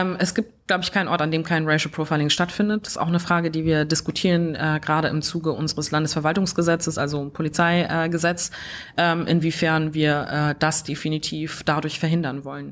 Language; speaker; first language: German; early bilingual, other home language; French